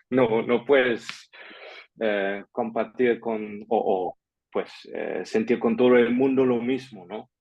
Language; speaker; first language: Spanish; non-native, fluent; German